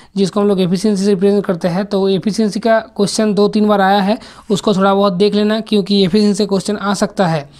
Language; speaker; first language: Hindi; non-native, local second language; Bangla